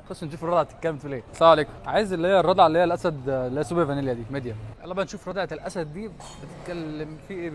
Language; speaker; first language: Arabic; native; Arabic